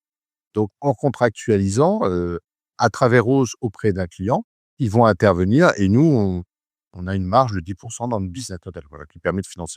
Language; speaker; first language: French; native; French